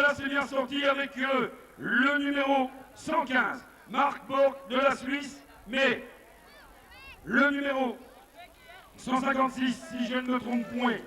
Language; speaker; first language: French; native; French